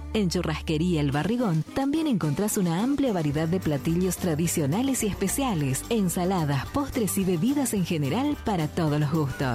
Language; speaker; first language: Spanish; native; Spanish